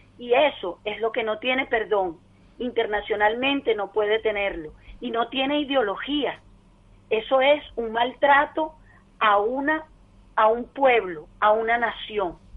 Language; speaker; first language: Spanish; native; Spanish